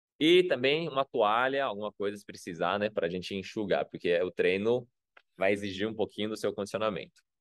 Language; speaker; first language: Portuguese; non-native, fluent; Chinese